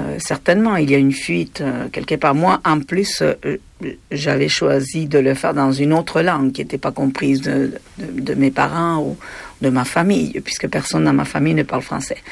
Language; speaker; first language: French; non-native, fluent; Spanish